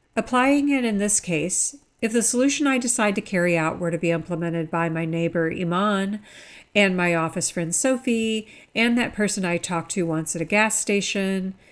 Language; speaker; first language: English; native; English